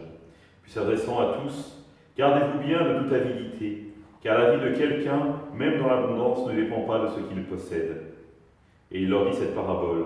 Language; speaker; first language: French; native; French